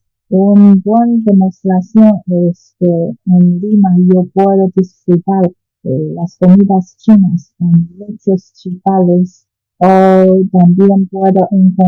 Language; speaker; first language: Spanish; non-native, fluent; Chinese